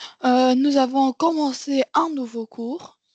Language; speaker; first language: French; non-native, learner; Arabic